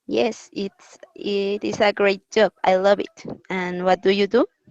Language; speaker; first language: English; non-native, learner; Spanish